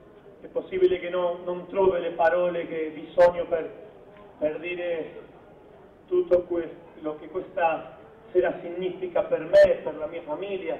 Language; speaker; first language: Italian; non-native, fluent; Spanish